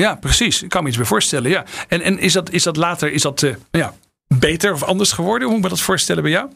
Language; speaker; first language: Dutch; native; Dutch